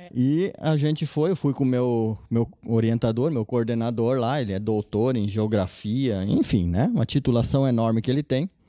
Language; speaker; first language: Portuguese; non-native, local second language; German